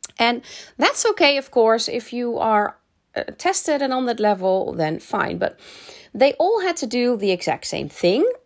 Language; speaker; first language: English; non-native, fluent; Dutch